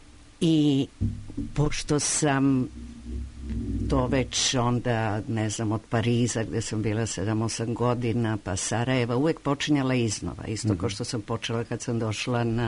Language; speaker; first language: Croatian; native; Croatian